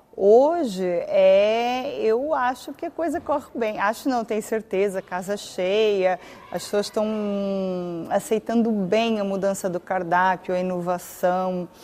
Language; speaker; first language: Portuguese; native; Portuguese